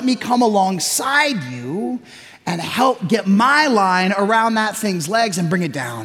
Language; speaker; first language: English; native; English